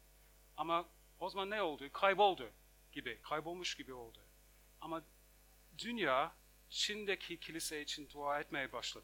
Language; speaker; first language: Turkish; non-native, fluent; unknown